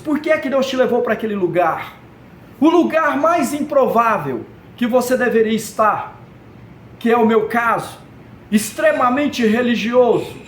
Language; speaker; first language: Portuguese; native; Portuguese